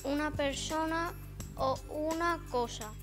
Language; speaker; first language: Catalan; non-native, local second language; Spanish